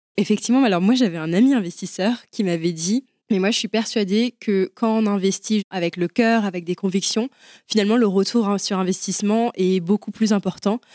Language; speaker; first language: French; early bilingual, other home language; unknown